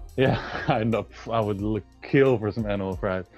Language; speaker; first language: English; non-native, fluent; Dutch